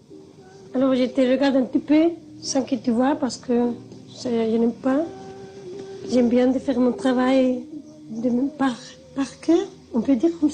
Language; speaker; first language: French; non-native, fluent; Spanish